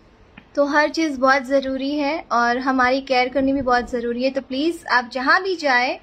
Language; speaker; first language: Hindi; native; Hindi